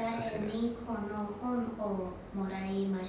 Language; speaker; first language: Japanese; non-native, learner; English